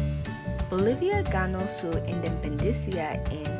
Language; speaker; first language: Spanish; non-native, learner; English